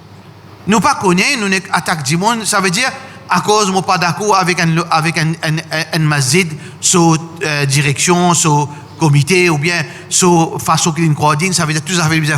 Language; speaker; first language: French; non-native, learner; Morisyen